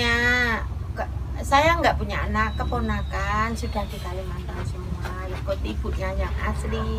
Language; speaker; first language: Indonesian; non-native, local second language; Javanese